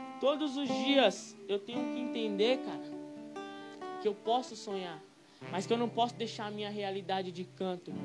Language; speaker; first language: Portuguese; native; Portuguese